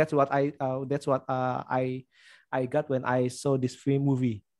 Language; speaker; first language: English; non-native, learner; Indonesian